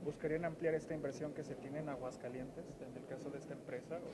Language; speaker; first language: Spanish; native; Spanish